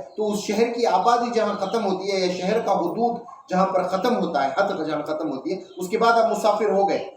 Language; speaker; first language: Urdu; native; Urdu